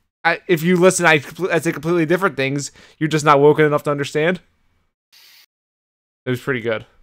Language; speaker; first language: English; native; English